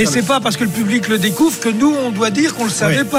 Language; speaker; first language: French; native; French